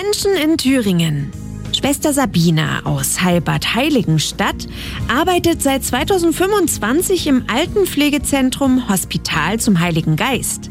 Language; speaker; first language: German; native; German